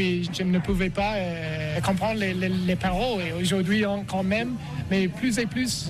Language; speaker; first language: French; non-native, learner; English